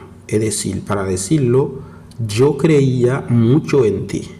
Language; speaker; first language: Spanish; non-native, fluent; Haitian Creole